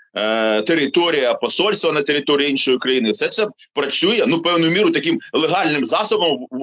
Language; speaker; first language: Ukrainian; native; Ukrainian